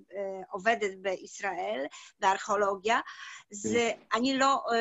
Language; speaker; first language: Hebrew; non-native, learner; Polish